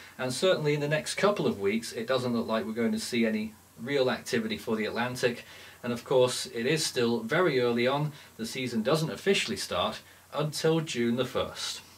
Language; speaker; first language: English; native; English